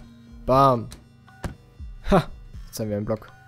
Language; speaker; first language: German; native; German